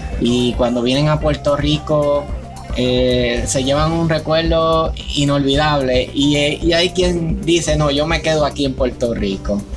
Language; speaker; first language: Spanish; native; Spanish